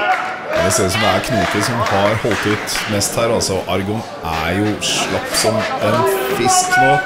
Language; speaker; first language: Norwegian; native; Norwegian